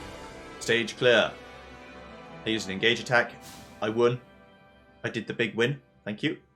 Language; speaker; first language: English; native; English